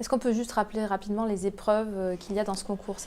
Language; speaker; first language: French; native; French